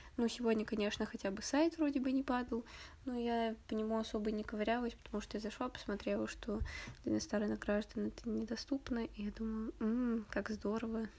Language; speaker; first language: Russian; native; Russian